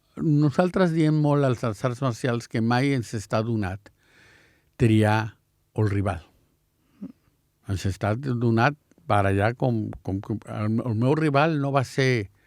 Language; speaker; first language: Catalan; non-native, fluent; Spanish